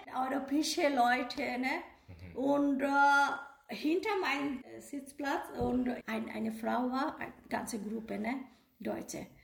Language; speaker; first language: German; non-native, learner; Bangla